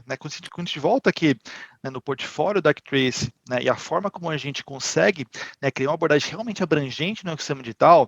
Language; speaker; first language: Portuguese; native; Portuguese